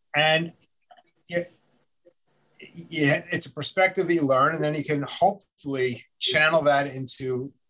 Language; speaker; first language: English; native; English